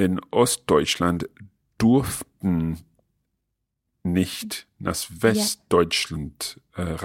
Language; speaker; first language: German; non-native, learner; English